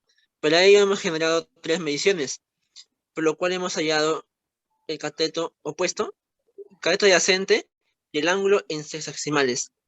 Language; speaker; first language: Spanish; native; Spanish